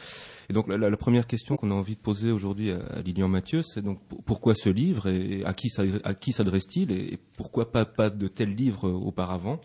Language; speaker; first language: French; native; French